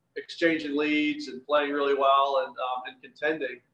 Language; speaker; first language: English; native; English